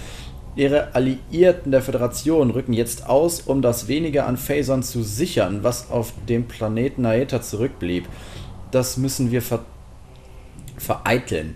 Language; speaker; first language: German; native; German